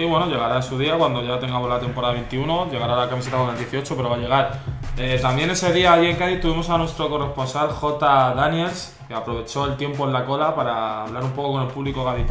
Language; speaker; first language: Spanish; native; Spanish